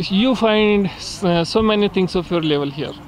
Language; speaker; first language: English; non-native, learner; Hindi